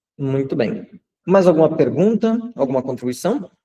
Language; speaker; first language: Portuguese; native; Portuguese